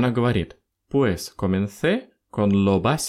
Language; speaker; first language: Spanish; non-native, fluent; Russian